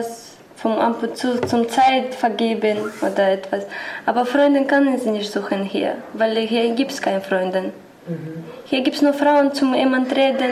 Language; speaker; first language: German; non-native, learner; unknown